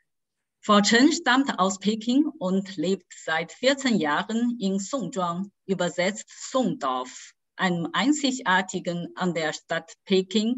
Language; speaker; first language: German; non-native, fluent; Chinese